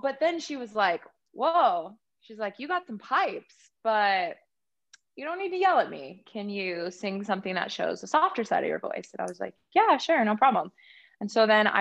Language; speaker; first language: English; native; English